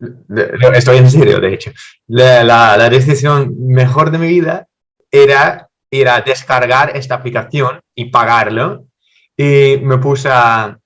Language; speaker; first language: Spanish; non-native, fluent; Dutch